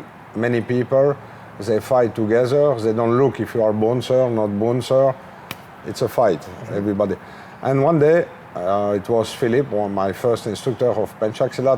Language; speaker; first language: English; non-native, learner; French